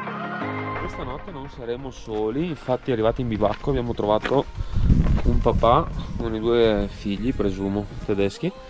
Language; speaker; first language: Italian; native; Italian